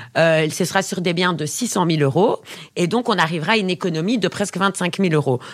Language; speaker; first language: French; native; French